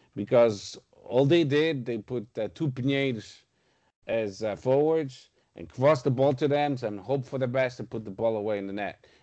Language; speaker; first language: English; non-native, fluent; Portuguese